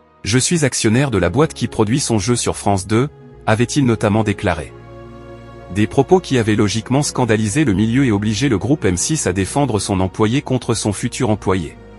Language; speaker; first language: French; native; French